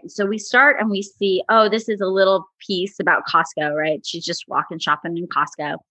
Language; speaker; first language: English; native; English